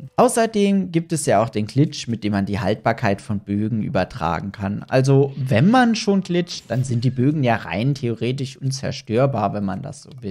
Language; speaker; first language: German; native; German